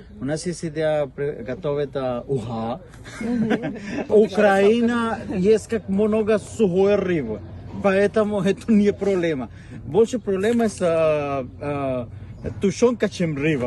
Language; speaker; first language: Russian; non-native, learner; Spanish